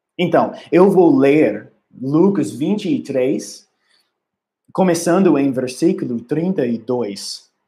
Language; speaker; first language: Portuguese; non-native, learner; English